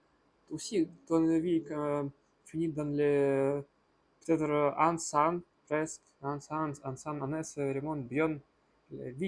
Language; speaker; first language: French; non-native, learner; Russian